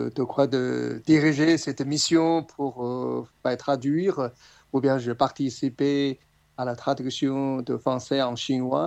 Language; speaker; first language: French; non-native, fluent; Chinese